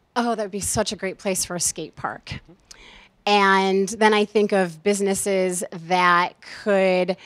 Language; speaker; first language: English; native; English